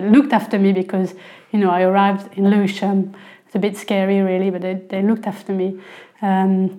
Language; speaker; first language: English; non-native, fluent; French